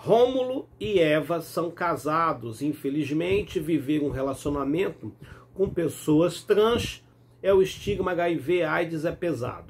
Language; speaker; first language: Portuguese; native; Portuguese